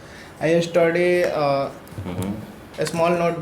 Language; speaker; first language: English; non-native, learner; Hindi